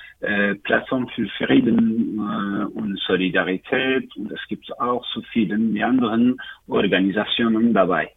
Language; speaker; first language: German; non-native, learner; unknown